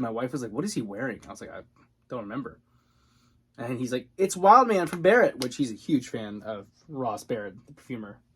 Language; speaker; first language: English; native; English